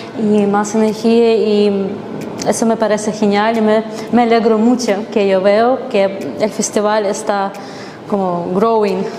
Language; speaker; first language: Spanish; non-native, fluent; Ukrainian